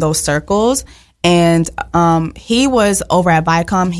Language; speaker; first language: English; early bilingual, other home language; Haitian Creole